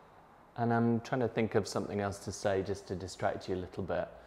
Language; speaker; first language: English; native; English